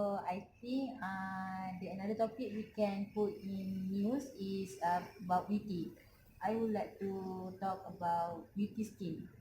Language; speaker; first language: English; non-native, local second language; Malay